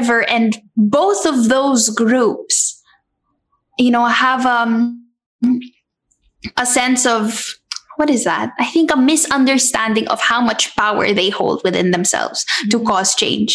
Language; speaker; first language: English; non-native, local second language; Filipino